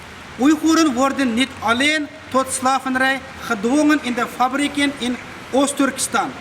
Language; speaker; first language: Dutch; non-native, fluent; Uyghur